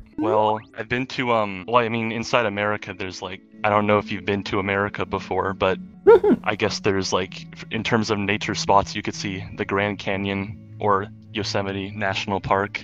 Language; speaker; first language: English; native; English